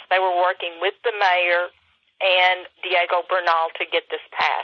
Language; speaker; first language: English; native; English